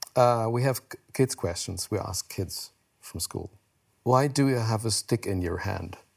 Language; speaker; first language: English; non-native, fluent; German